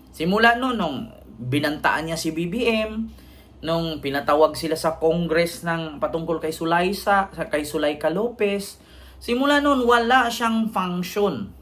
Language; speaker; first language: Filipino; non-native, local second language; Cebuano